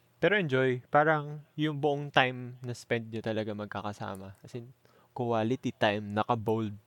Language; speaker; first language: Filipino; native; Filipino